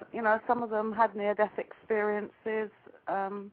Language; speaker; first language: English; native; English